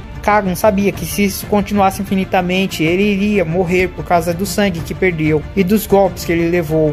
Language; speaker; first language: Portuguese; native; Portuguese